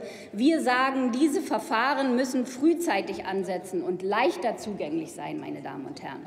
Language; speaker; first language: German; native; German